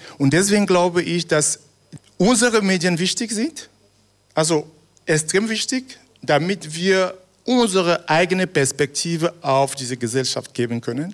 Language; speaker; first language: German; non-native, fluent; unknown